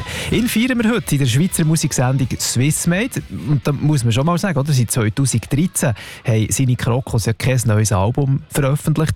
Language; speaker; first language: German; native; German